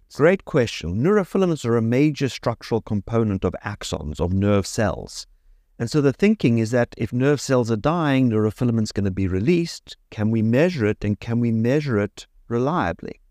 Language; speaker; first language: English; native; English